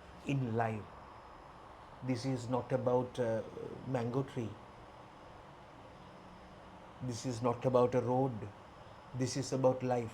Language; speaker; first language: English; non-native, local second language; Sinhala